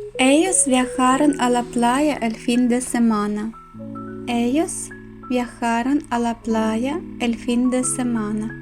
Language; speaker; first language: Spanish; non-native, fluent; Ukrainian